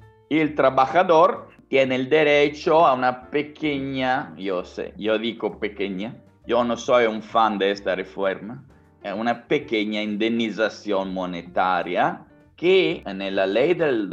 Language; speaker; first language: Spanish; non-native, fluent; Italian